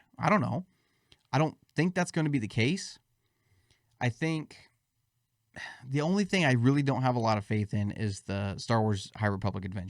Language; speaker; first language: English; native; English